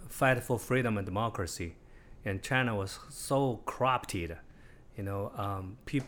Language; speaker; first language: English; non-native, fluent; Chinese